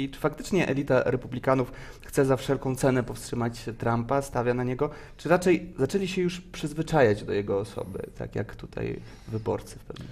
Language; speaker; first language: Polish; native; Polish